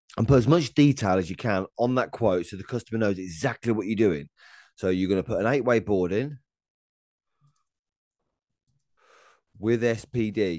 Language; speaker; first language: English; native; English